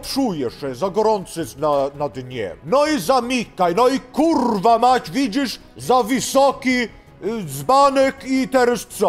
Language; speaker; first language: Polish; early bilingual, heritage; Polish